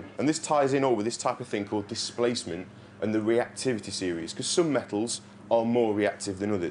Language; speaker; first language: English; native; English